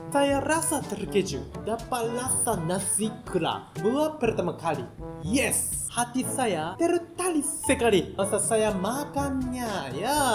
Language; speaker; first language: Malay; non-native, learner; Japanese